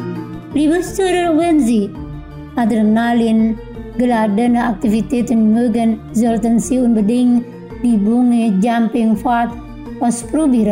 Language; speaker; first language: German; non-native, fluent; Indonesian